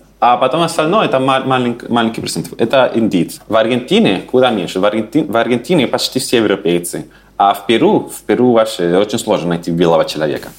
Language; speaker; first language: Russian; non-native, fluent; Spanish